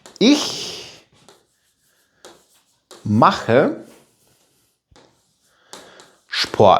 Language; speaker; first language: German; non-native, fluent; Ukrainian